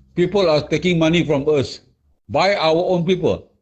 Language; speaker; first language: English; non-native, local second language; Malay